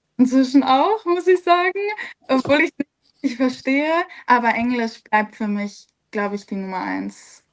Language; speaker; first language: German; early bilingual, other home language; Serbian